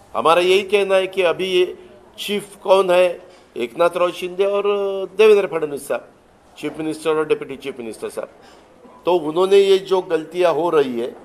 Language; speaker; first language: Hindi; non-native, local second language; Marathi